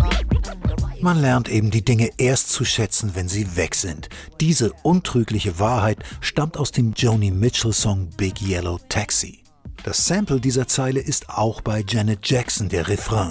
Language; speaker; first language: German; native; German